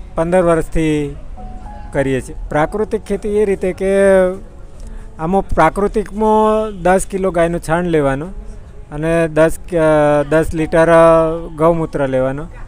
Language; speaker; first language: Gujarati; native; Gujarati